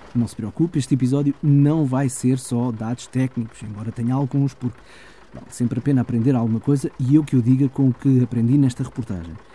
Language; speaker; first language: Portuguese; early bilingual, heritage; Portuguese